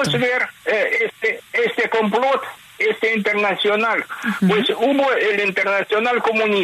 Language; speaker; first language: Spanish; non-native, fluent; Ukrainian